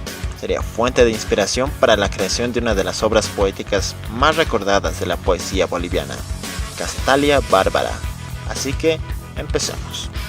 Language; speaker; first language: Spanish; native; Spanish